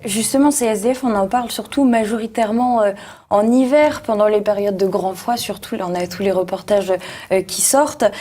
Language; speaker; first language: French; native; French